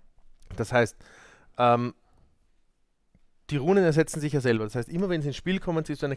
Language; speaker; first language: German; native; German